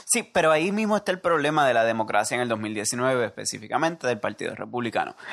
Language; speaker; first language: Spanish; early bilingual, heritage; Spanish